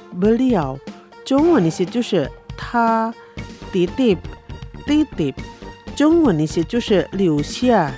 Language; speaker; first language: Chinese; non-native, fluent; Indonesian